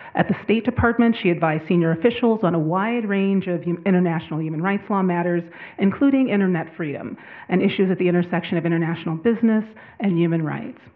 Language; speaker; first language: English; native; English